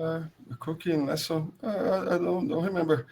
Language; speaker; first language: English; non-native, learner; Portuguese